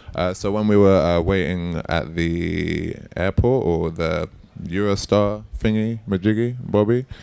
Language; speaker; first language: English; native; English